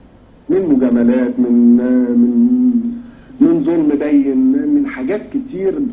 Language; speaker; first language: Arabic; native; Arabic